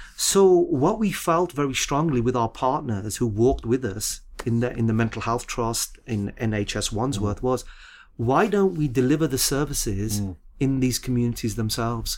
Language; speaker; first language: English; early bilingual, other home language; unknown